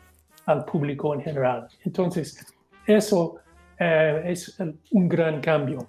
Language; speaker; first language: Spanish; non-native, fluent; English